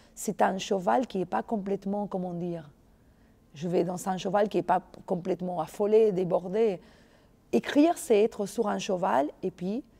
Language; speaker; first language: French; non-native, fluent; Spanish